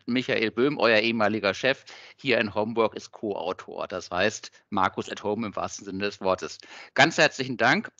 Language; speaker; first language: German; native; German